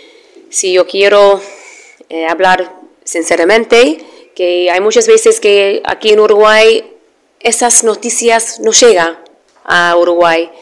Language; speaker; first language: Spanish; non-native, fluent; Arabic